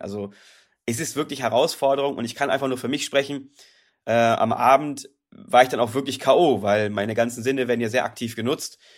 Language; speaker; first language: German; native; German